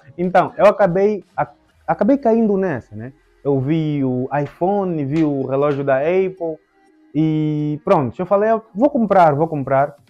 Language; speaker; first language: Portuguese; native; Portuguese